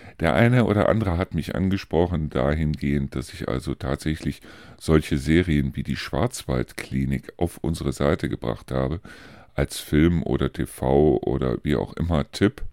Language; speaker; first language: German; native; German